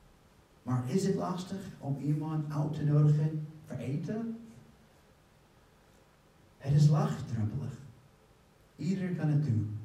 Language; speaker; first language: Dutch; non-native, fluent; English